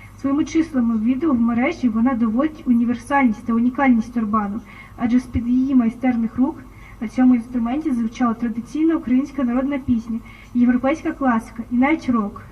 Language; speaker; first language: Ukrainian; native; Ukrainian